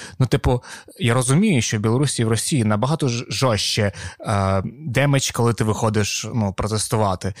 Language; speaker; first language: Ukrainian; non-native, local second language; Russian